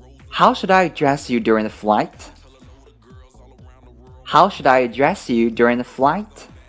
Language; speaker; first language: English; non-native, fluent; Chinese